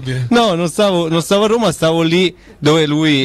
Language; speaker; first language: Italian; native; Italian